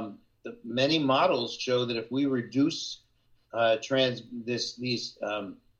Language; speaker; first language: English; native; English